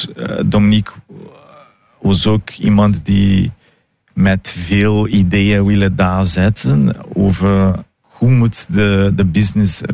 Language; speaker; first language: Dutch; non-native, learner; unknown